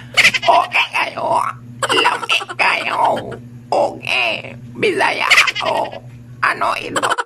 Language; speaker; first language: Cebuano; non-native, learner; Korean